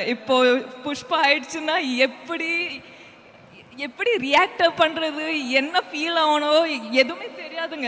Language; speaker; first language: Tamil; non-native, fluent; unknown